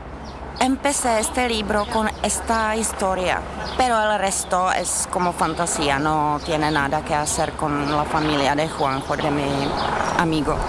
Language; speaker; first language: Spanish; non-native, fluent; Czech